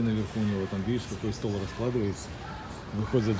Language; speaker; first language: Russian; native; Russian